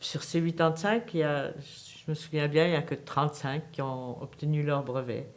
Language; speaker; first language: French; native; French